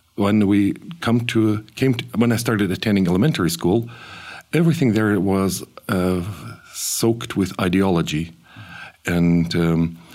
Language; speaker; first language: English; early bilingual, other home language; German